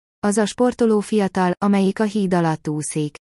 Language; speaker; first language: Hungarian; non-native, learner; Persian